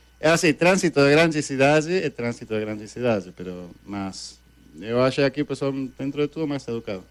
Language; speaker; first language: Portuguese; non-native, fluent; Spanish